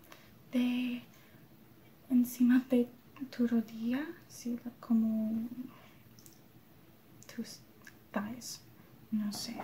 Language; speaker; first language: Spanish; non-native, learner; English